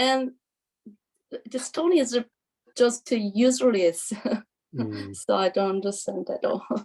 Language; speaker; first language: English; non-native, learner; Korean